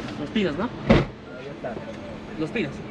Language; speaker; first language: Spanish; non-native, learner; Polish